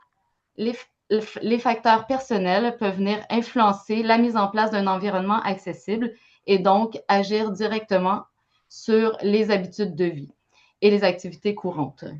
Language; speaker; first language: French; native; French